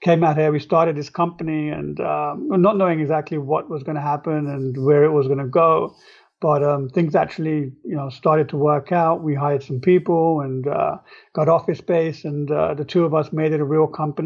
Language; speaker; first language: English; native; English